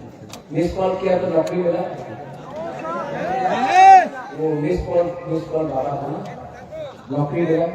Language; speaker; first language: Hindi; non-native, local second language; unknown